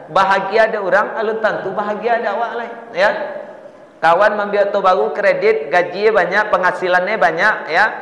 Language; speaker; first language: Malay; non-native, local second language; Minangkabau